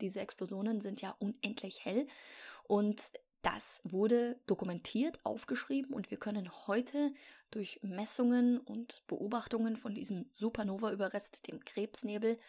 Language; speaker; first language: German; native; German